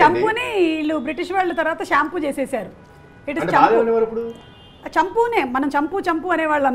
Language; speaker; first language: Telugu; native; Telugu